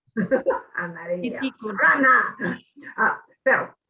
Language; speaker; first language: Spanish; non-native, learner; English